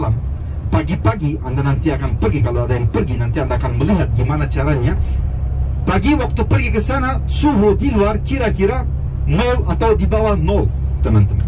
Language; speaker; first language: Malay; non-native, fluent; Turkish